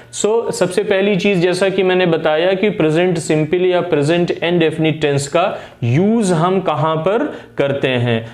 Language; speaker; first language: Hindi; native; Hindi